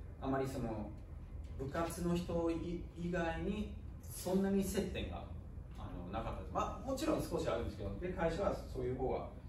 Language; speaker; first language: Japanese; non-native, fluent; German